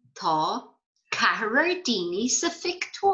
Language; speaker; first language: Irish; non-native, fluent; English